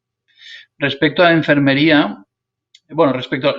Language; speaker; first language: Spanish; native; Spanish